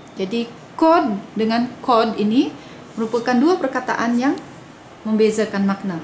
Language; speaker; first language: Malay; non-native, local second language; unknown